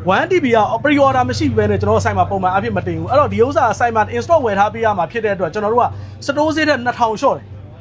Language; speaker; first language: Burmese; native; Burmese